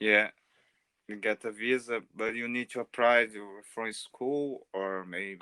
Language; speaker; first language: English; non-native, learner; Portuguese